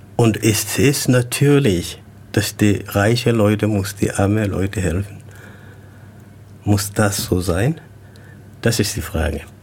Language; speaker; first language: German; non-native, learner; Swahili